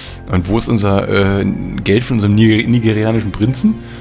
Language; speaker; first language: German; native; German